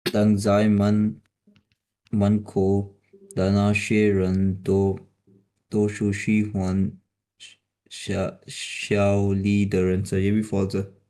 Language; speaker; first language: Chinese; non-native, learner; Urdu